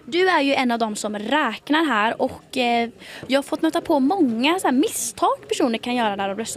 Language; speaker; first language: Swedish; native; Swedish